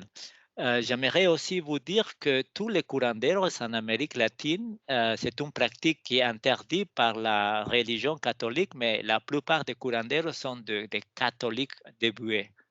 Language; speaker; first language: French; non-native, fluent; Spanish